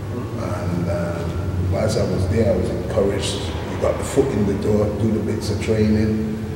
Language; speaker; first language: English; native; English